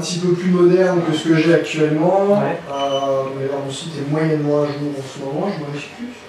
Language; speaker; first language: French; native; French